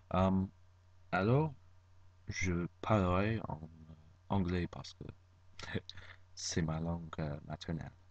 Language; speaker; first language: French; non-native, learner; English